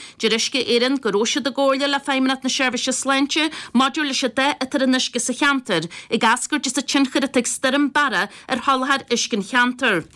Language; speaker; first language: Irish; native; Irish